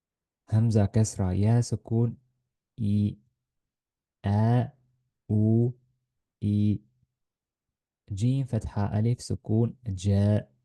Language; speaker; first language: Arabic; non-native, fluent; Estonian